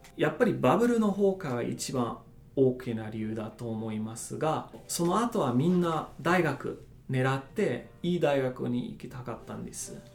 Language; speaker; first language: Japanese; non-native, fluent; German